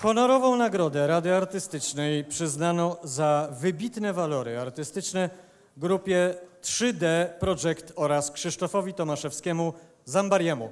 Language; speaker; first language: Polish; native; Polish